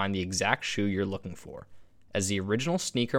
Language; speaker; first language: English; native; English